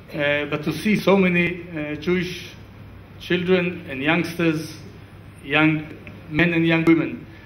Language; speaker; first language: English; non-native, fluent; Hebrew